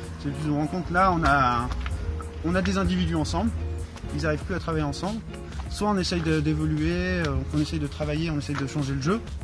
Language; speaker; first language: French; native; French